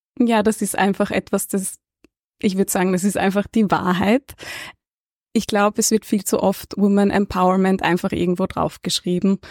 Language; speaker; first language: German; native; German